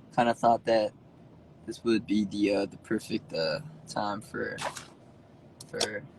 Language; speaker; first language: English; early bilingual, other home language; Korean